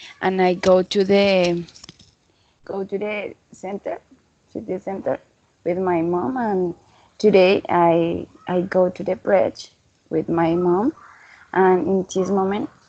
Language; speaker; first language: English; non-native, learner; Spanish